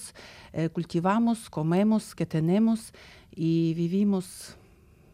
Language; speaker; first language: Spanish; non-native, learner; Ukrainian